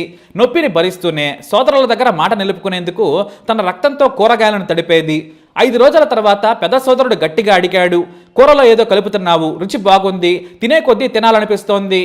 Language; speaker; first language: Telugu; native; Telugu